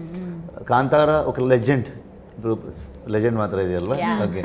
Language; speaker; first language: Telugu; non-native, learner; Kannada